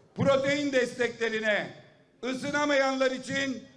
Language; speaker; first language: Turkish; native; Turkish